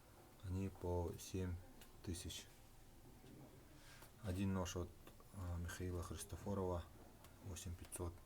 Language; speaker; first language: Russian; native; Russian